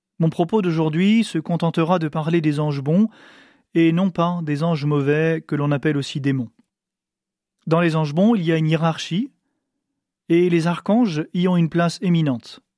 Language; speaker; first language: French; native; French